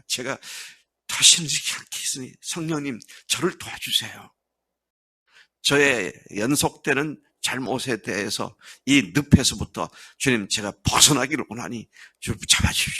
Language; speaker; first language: Korean; native; Korean